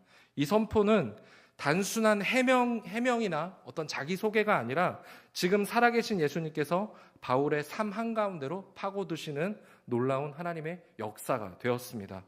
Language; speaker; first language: Korean; native; Korean